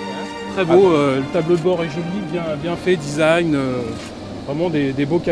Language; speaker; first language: French; native; French